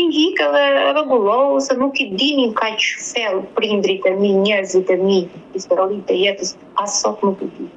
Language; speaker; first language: Albanian; native; Albanian